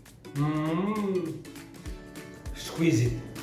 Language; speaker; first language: English; non-native, learner; Italian